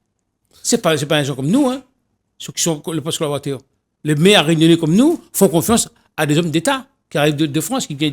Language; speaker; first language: French; non-native, local second language; Réunion Creole French